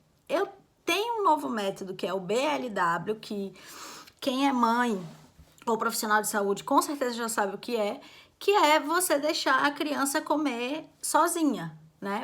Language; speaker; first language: Portuguese; native; Portuguese